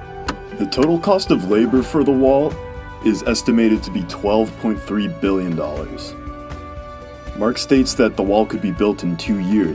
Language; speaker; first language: English; native; English